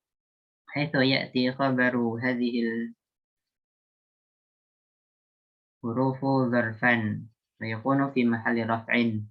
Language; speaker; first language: Arabic; non-native, learner; Indonesian